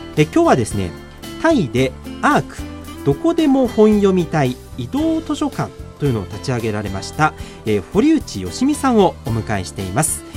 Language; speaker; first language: Japanese; native; Japanese